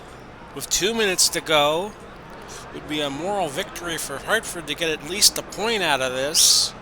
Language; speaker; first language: English; native; English